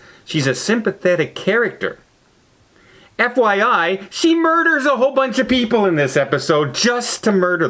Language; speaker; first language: English; native; English